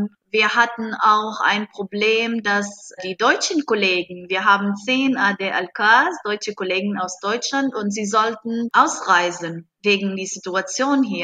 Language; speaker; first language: German; non-native, fluent; Arabic